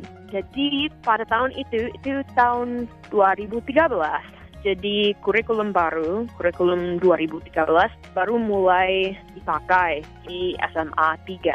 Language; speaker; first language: Indonesian; non-native, fluent; English